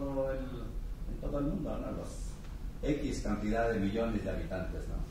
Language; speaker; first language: Spanish; native; Spanish